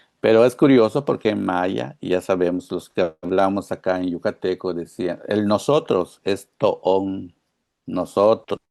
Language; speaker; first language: Spanish; non-native, local second language; Yucateco